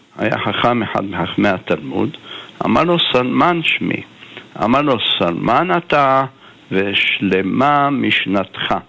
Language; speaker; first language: Hebrew; native; Hebrew